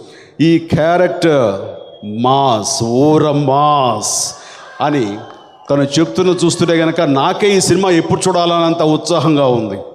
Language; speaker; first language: Telugu; native; Telugu